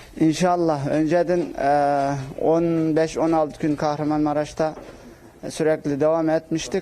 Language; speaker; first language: Turkish; non-native, local second language; Uyghur